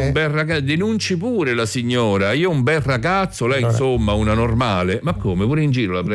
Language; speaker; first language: Italian; native; Italian